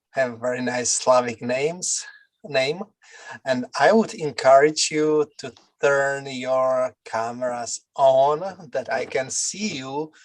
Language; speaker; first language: English; non-native, fluent; Czech